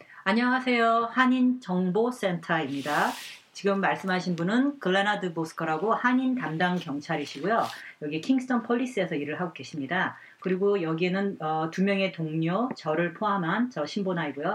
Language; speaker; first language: Korean; native; Korean